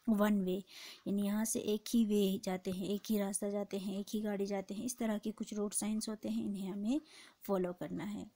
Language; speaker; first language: Hindi; non-native, local second language; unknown